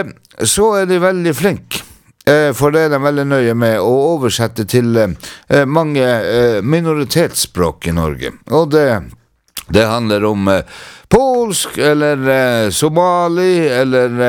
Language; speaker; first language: Norwegian; non-native, local second language; Northern Sami